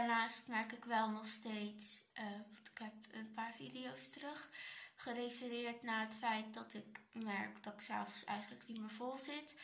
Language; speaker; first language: Dutch; native; Dutch